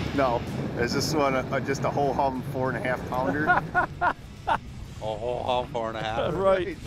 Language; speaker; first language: English; native; English